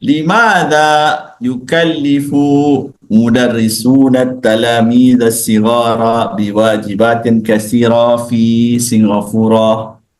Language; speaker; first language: Arabic; non-native, fluent; Malay